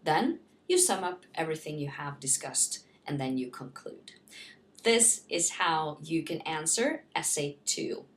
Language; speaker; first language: English; non-native, fluent; Norwegian